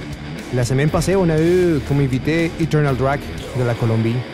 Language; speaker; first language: French; non-native, fluent; Spanish